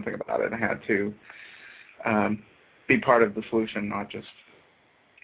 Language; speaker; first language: English; native; English